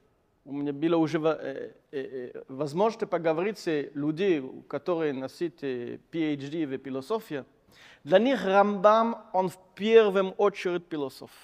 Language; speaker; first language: Russian; non-native, fluent; French